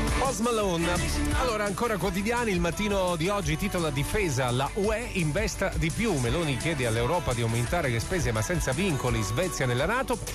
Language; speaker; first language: Italian; native; Italian